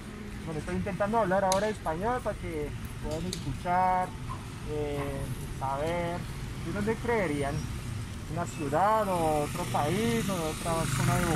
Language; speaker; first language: Spanish; non-native, fluent; French